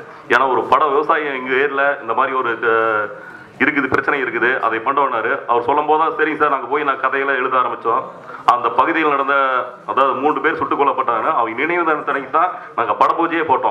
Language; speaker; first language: Tamil; native; Tamil